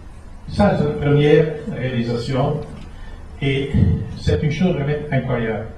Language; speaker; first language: French; non-native, fluent; Italian